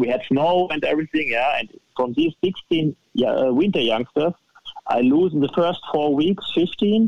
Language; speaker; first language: English; non-native, fluent; German